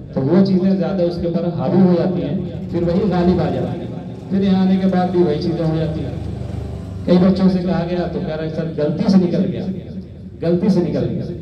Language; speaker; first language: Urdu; native; Urdu